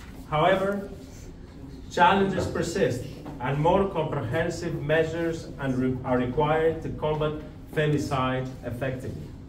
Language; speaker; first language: English; non-native, fluent; Greek